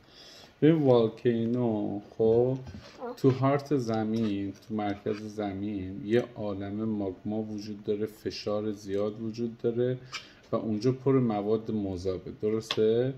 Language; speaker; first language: Persian; native; Persian